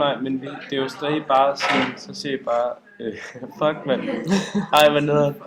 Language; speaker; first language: Danish; native; Danish